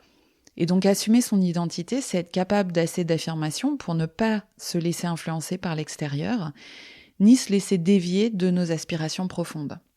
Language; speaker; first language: French; native; French